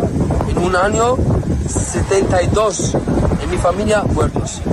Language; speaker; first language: Spanish; non-native, learner; Arabic